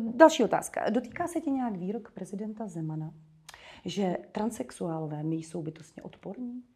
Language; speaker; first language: Czech; native; Czech